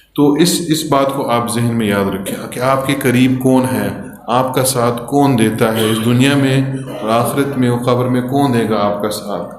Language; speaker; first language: Urdu; early bilingual, heritage; Urdu